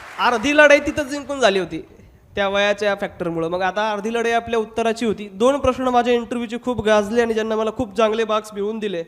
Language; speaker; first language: Marathi; non-native, local second language; Hindi